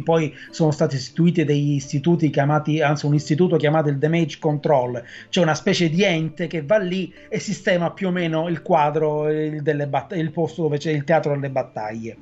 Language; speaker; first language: Italian; native; Italian